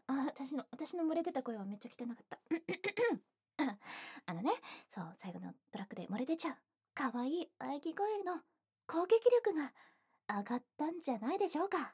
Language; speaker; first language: Japanese; native; Japanese